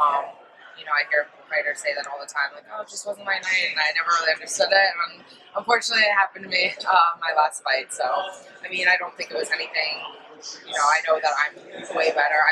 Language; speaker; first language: English; native; English